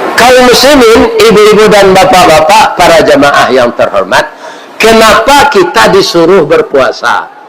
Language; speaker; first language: Malay; non-native, local second language; Minangkabau